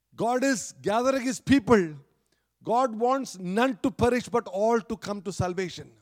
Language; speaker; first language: English; non-native, local second language; Malayalam